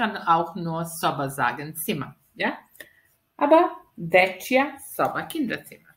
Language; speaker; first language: German; non-native, fluent; Serbian